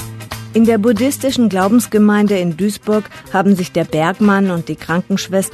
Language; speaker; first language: German; native; German